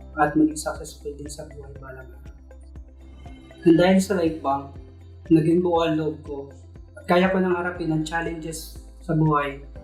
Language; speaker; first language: Filipino; native; Filipino